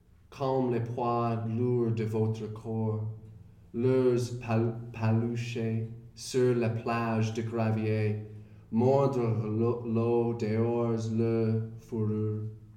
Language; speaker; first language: French; non-native, learner; English